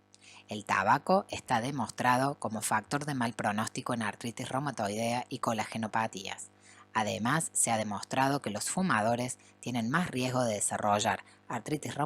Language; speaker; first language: Spanish; native; Spanish